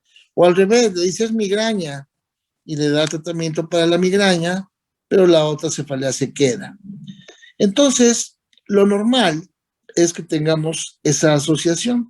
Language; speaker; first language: Spanish; native; Spanish